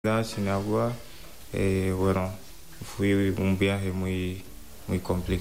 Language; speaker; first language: Spanish; non-native, fluent; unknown